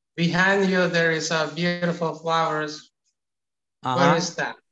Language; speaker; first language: English; non-native, fluent; Indonesian